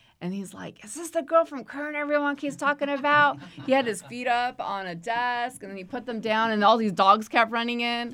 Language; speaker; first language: English; native; English